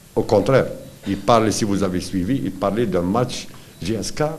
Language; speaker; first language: French; non-native, local second language; Arabic